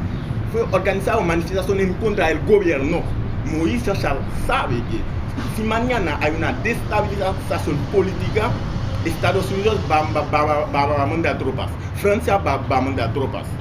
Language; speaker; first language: Spanish; non-native, fluent; Haitian Creole